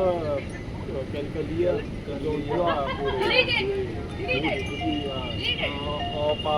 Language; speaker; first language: French; non-native, learner; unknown